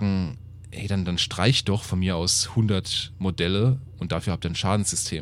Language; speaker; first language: German; native; German